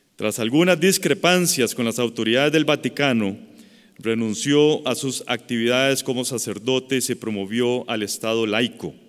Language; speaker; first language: Spanish; native; Spanish